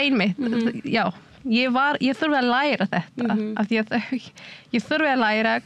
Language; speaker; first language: Icelandic; non-native, learner; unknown